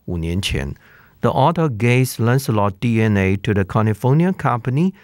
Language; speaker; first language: English; non-native, fluent; Chinese